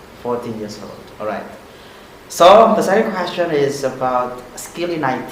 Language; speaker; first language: English; non-native, fluent; Indonesian